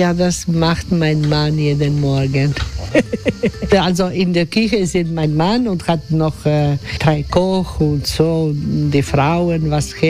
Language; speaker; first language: German; non-native, learner; Croatian